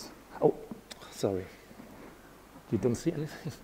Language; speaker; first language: English; non-native, fluent; German